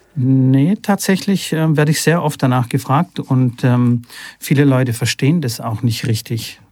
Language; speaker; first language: German; early bilingual, other home language; Bulgarian